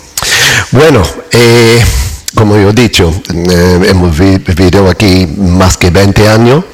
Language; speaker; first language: Spanish; non-native, learner; English